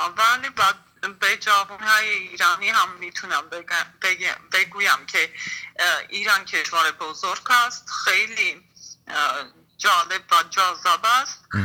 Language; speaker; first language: Persian; non-native, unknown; Armenian